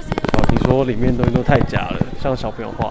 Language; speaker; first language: Chinese; native; Chinese